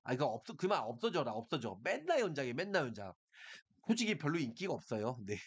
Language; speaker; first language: Korean; native; Korean